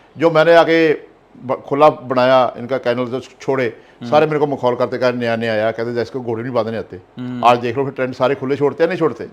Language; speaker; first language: Hindi; non-native, local second language; Punjabi